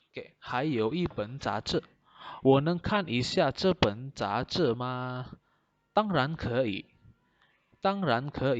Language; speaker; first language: Chinese; non-native, fluent; Indonesian